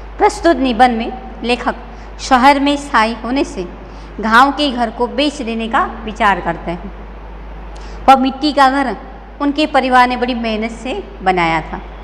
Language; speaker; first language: Hindi; non-native, local second language; Gujarati